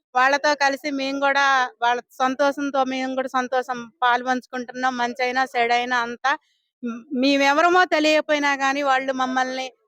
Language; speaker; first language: Telugu; native; Telugu